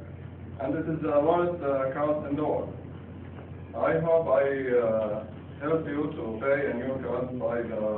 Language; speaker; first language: English; non-native, learner; Arabic